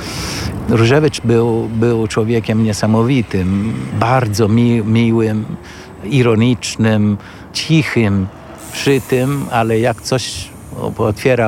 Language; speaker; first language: Polish; non-native, fluent; Italian